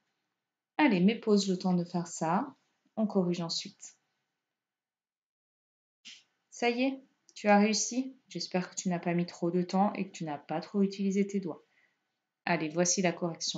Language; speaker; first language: French; native; French